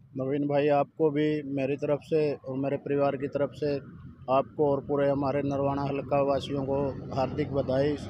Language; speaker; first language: Hindi; native; Hindi